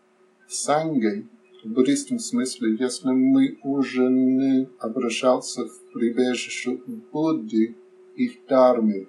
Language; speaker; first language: Russian; non-native, learner; English